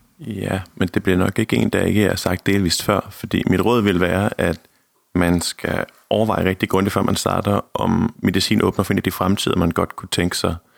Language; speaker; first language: Danish; native; Danish